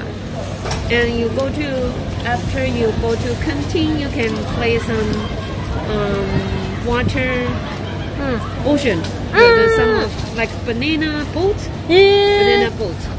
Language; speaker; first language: English; non-native, learner; Chinese